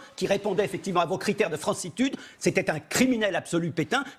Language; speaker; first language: French; early bilingual, other home language; Polish